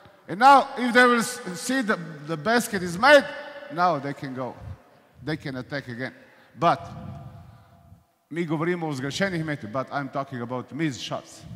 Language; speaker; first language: English; non-native, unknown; Slovenian